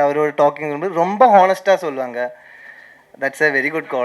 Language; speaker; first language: Tamil; non-native, learner; Malayalam